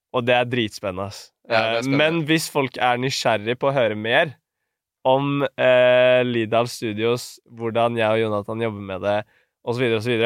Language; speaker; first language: Norwegian; native; Norwegian